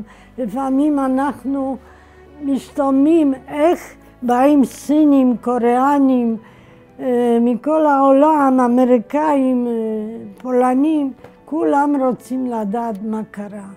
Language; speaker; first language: Hebrew; non-native, fluent; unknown